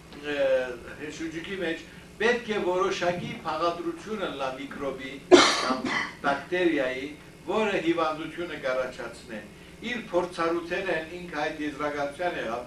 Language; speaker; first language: Armenian; early bilingual, heritage; Armenian